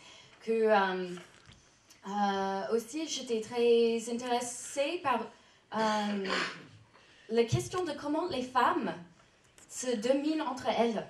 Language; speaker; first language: French; non-native, fluent; English